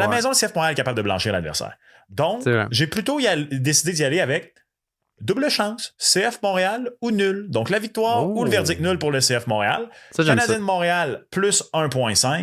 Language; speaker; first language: French; native; French